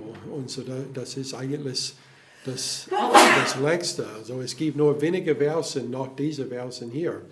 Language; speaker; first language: German; non-native, fluent; English